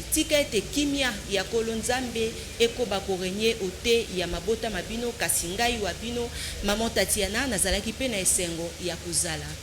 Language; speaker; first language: Lingala; native; Lingala